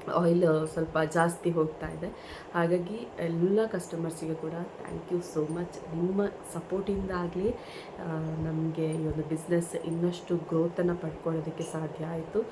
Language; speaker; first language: Kannada; non-native, local second language; Tulu